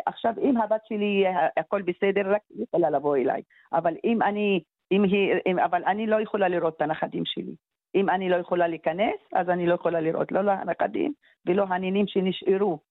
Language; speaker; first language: Hebrew; non-native, local second language; Arabic